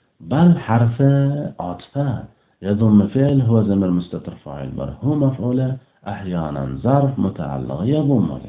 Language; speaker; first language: Arabic; non-native, fluent; Uzbek